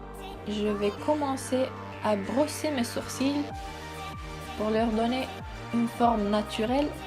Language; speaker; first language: French; non-native, fluent; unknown